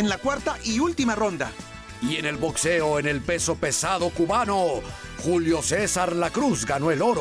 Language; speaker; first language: Spanish; native; Spanish